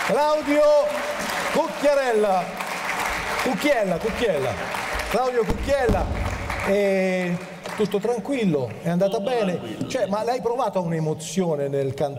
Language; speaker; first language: Italian; native; Italian